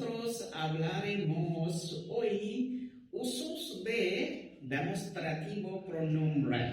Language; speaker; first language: Spanish; non-native, learner; Hindi